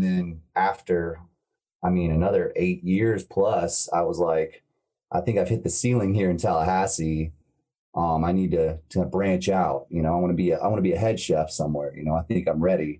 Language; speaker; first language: English; native; English